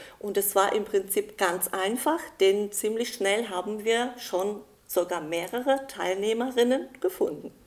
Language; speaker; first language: German; non-native, fluent; Ukrainian